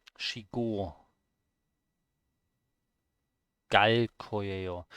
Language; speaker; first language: Korean; non-native, learner; English